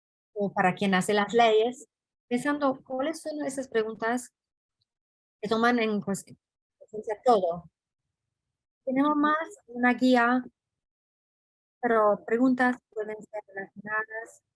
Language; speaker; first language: Spanish; non-native, fluent; English